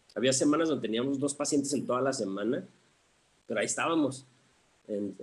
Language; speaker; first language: Spanish; early bilingual, heritage; Spanish